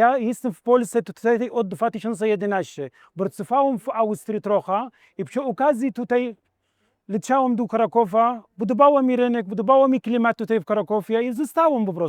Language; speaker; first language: Polish; non-native, fluent; Arabic